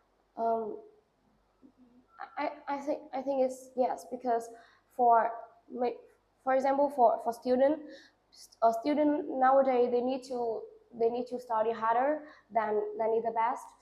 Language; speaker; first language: English; non-native, learner; Vietnamese